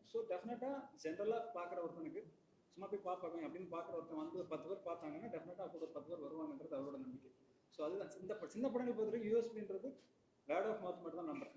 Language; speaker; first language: Tamil; native; Tamil